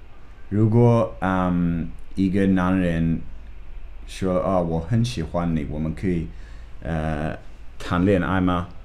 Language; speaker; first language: Chinese; non-native, fluent; English